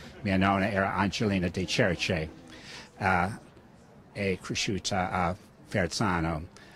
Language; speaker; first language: Italian; early bilingual, heritage; English